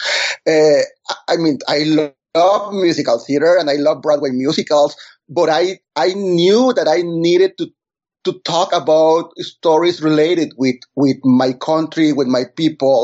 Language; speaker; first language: English; non-native, fluent; Spanish